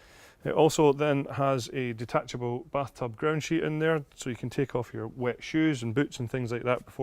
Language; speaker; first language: English; native; English